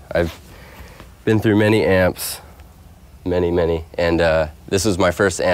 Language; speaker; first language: English; native; English